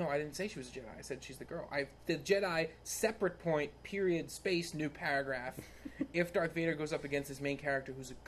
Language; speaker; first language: English; native; English